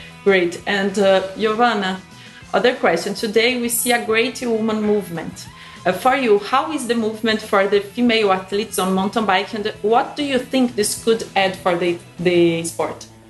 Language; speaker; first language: English; non-native, learner; Portuguese